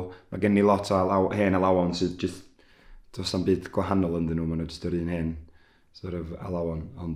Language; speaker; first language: Welsh; native; Welsh